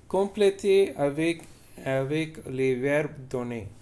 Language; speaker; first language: French; non-native, fluent; Tamil